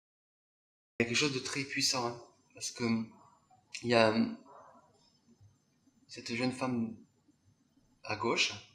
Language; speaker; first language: French; native; French